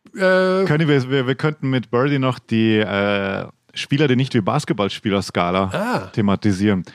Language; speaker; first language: German; native; German